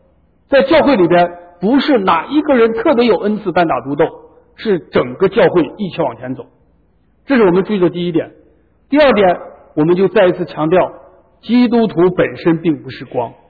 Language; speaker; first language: Chinese; native; Chinese